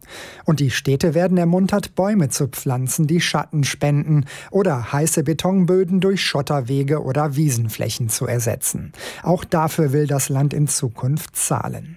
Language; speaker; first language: German; native; German